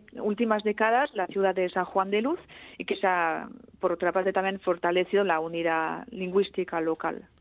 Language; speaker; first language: Spanish; non-native, fluent; Basque